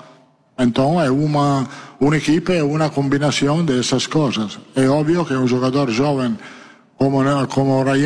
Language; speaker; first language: Portuguese; non-native, learner; Italian